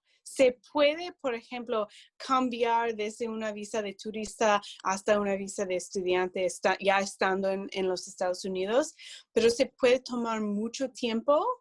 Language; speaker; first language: Spanish; non-native, fluent; English